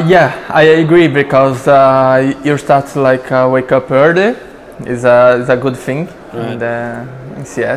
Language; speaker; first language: English; non-native, learner; Portuguese